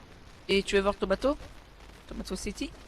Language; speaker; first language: French; native; French